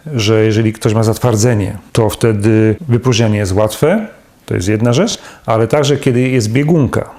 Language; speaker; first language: Polish; native; Polish